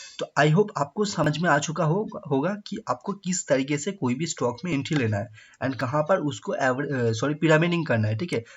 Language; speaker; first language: Hindi; non-native, local second language; Bangla